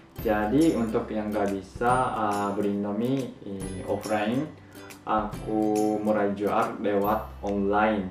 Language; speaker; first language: Indonesian; non-native, fluent; Japanese